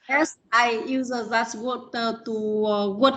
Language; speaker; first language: English; non-native, learner; Vietnamese